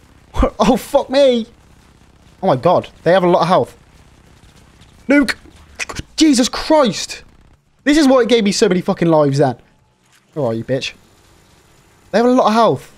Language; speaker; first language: English; native; English